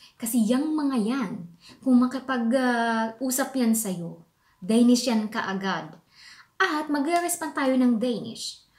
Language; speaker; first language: Filipino; native; Filipino